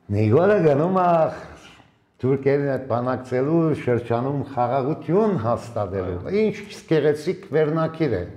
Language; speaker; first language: Armenian; early bilingual, heritage; Armenian